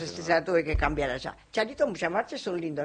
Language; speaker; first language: Spanish; native; Spanish